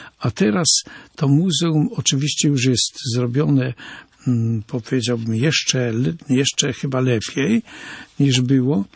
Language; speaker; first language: Polish; native; Polish